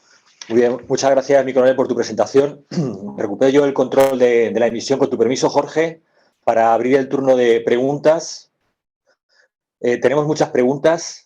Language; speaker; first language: Spanish; native; Spanish